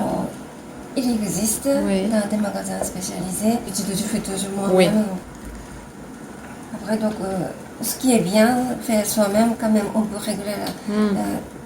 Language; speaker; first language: French; non-native, fluent; Japanese